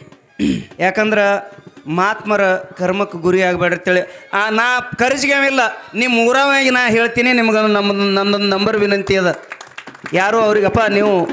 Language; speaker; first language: Kannada; native; Kannada